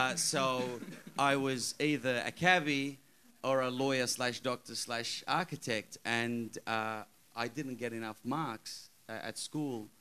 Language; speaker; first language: English; early bilingual, other home language; Arabic